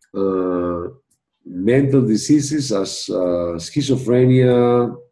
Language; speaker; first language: English; non-native, fluent; Spanish